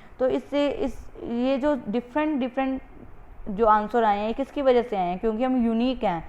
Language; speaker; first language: Hindi; native; Hindi